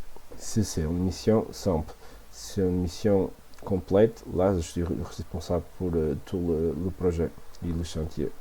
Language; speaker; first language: French; non-native, fluent; Portuguese